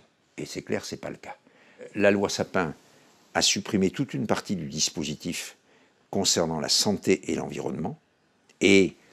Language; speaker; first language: French; native; French